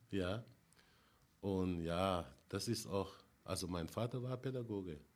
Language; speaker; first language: German; non-native, fluent; Wolof